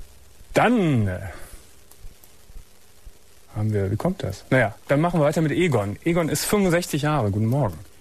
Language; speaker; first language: German; native; German